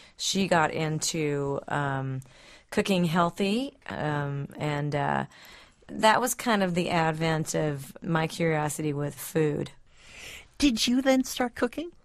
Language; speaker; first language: English; native; English